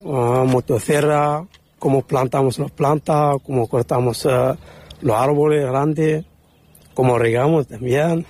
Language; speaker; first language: Spanish; non-native, learner; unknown